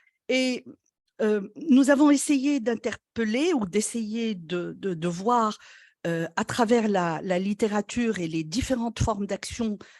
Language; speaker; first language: French; non-native, local second language; Arabic